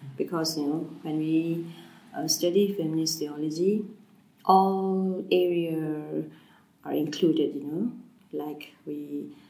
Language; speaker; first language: English; non-native, fluent; Burmese